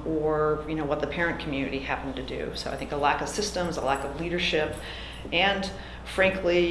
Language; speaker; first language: English; native; English